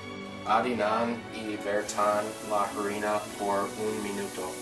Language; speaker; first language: Spanish; non-native, learner; English